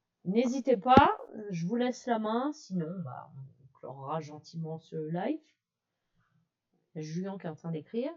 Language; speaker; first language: French; native; French